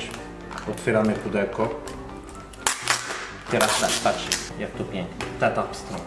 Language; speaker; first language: Polish; non-native, learner; French